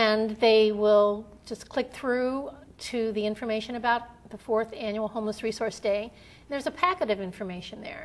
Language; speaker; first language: English; native; English